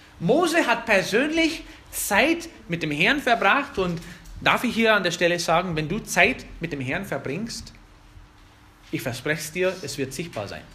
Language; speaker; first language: German; non-native, fluent; English